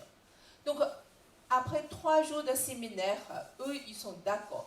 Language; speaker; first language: French; non-native, fluent; Chinese